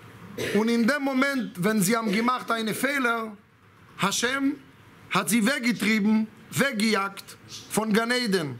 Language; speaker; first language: German; non-native, fluent; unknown